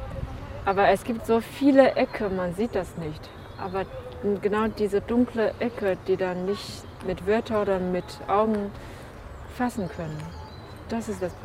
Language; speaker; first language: German; non-native, fluent; Chinese